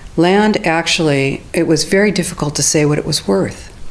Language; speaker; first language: English; native; English